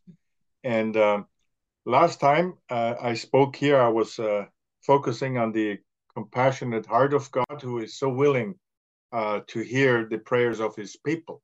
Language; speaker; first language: English; non-native, fluent; German